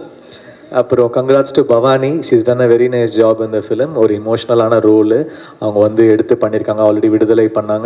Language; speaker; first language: Tamil; native; Tamil